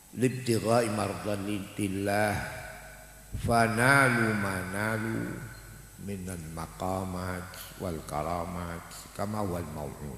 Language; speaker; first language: Arabic; non-native, fluent; Javanese